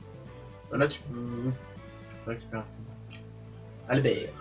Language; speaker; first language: French; native; French